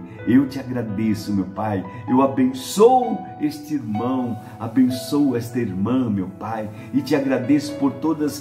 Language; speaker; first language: Portuguese; native; Portuguese